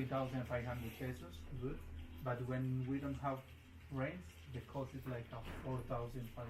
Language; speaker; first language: English; non-native, learner; Spanish